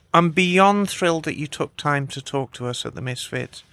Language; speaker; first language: English; native; English